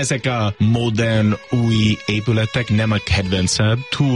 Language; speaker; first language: Hungarian; non-native, learner; English